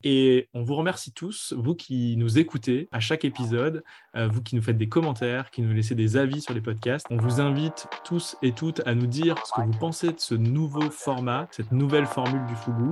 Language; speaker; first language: French; native; French